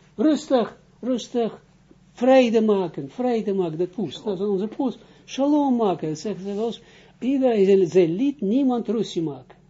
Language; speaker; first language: Dutch; non-native, fluent; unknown